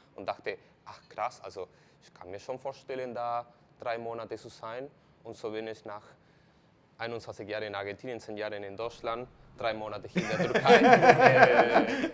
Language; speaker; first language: German; non-native, fluent; Spanish